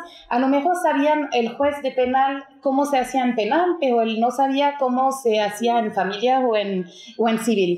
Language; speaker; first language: Spanish; native; Spanish